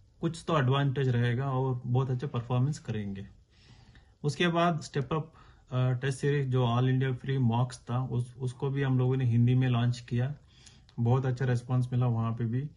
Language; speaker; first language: Hindi; non-native, local second language; Kannada